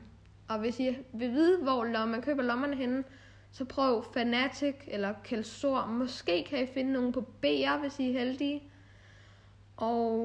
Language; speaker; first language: Danish; native; Danish